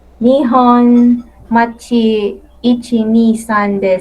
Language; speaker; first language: Japanese; non-native, learner; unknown